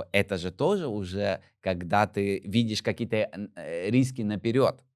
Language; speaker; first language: Russian; native; Russian